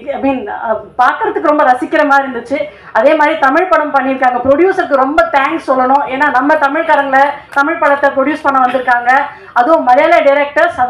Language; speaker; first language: Tamil; non-native, local second language; Telugu